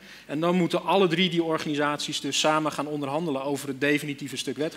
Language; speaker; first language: Dutch; native; Dutch